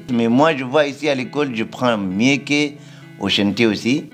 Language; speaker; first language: French; non-native, learner; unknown